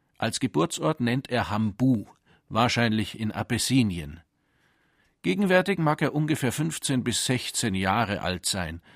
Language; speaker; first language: German; native; German